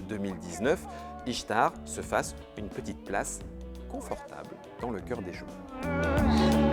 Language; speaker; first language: French; native; French